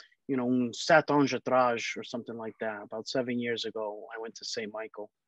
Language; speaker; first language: English; early bilingual, other home language; Portuguese